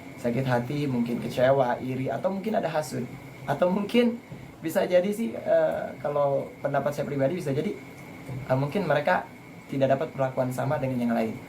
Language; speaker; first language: Indonesian; native; Indonesian